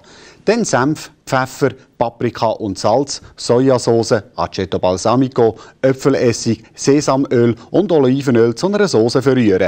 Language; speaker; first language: German; native; German